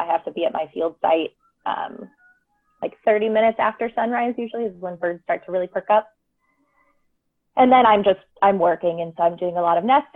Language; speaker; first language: English; native; English